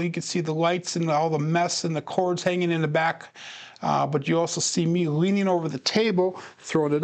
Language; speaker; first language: English; native; English